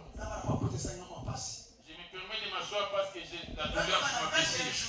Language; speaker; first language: French; non-native, local second language; Lingala